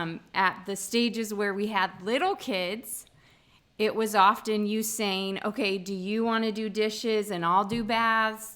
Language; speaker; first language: English; native; English